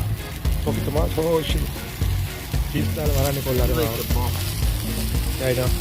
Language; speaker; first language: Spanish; non-native, learner; Sinhala